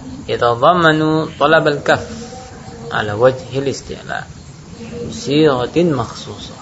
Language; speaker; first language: Arabic; non-native, fluent; Indonesian